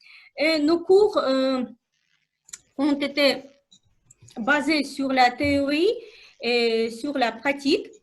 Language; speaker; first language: French; non-native, fluent; Russian